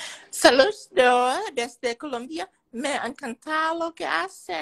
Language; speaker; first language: Spanish; non-native, learner; Vietnamese